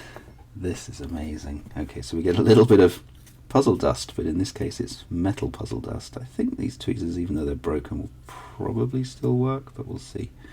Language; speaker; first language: English; native; English